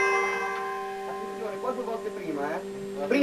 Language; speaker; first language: Italian; native; Italian